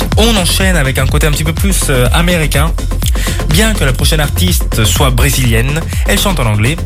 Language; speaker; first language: French; non-native, fluent; Portuguese